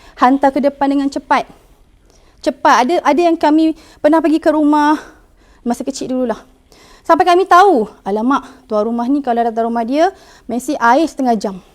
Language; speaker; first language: Malay; native; Malay